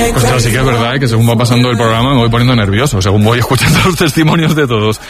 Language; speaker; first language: Spanish; native; Spanish